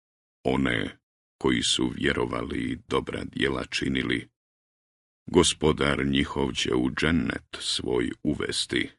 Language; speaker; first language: Croatian; native; Croatian